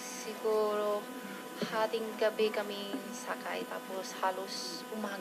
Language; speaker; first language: Filipino; non-native, learner; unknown